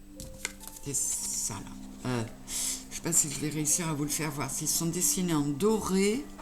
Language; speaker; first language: French; native; French